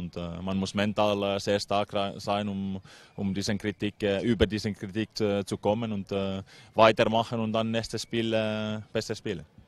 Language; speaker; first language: German; non-native, fluent; Finnish